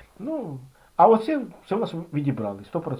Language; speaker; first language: Ukrainian; native; Ukrainian